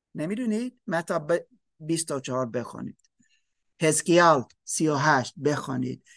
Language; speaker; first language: Persian; non-native, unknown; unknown